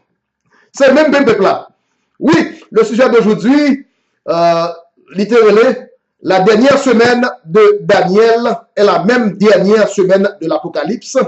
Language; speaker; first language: French; non-native, local second language; Haitian Creole